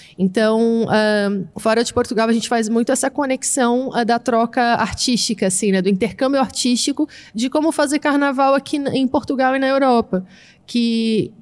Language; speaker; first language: Portuguese; native; Portuguese